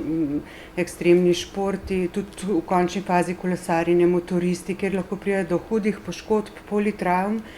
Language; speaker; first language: Slovenian; native; Slovenian